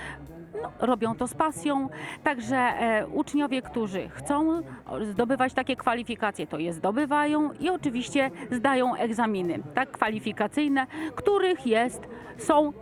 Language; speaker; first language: Polish; native; Polish